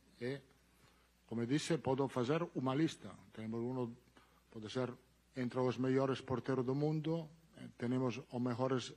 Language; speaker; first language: Portuguese; non-native, learner; Italian